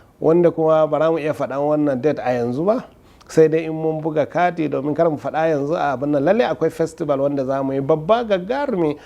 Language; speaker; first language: Hausa; non-native, local second language; Fula